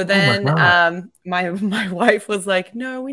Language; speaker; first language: English; native; English